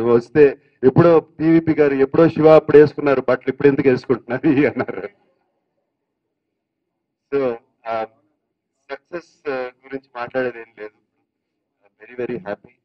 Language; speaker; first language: Telugu; native; Telugu